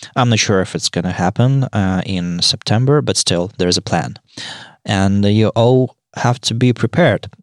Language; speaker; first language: English; non-native, fluent; Russian